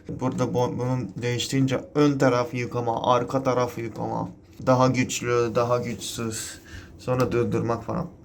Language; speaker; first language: Turkish; non-native, fluent; Japanese